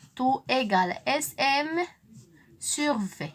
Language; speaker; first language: French; non-native, local second language; Arabic